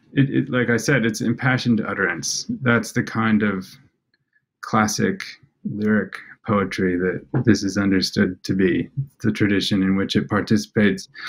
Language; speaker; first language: English; native; English